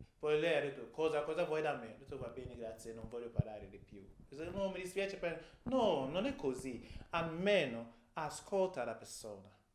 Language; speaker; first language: Italian; non-native, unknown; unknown